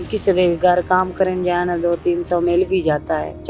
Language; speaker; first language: Urdu; non-native, local second language; Punjabi